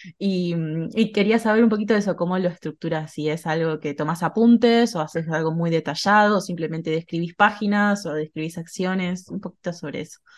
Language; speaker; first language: Spanish; native; Spanish